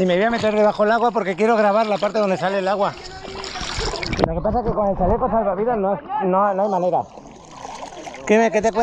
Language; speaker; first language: Spanish; native; Spanish